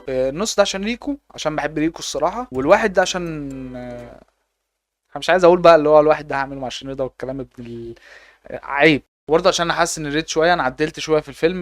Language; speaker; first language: Arabic; native; Arabic